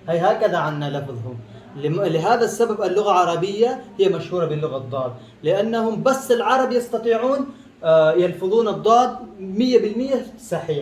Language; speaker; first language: Arabic; non-native, learner; Pashto